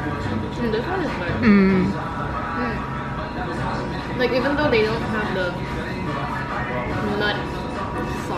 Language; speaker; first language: English; non-native, fluent; Indonesian